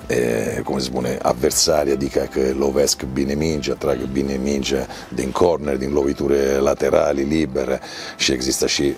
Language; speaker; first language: Romanian; non-native, learner; Italian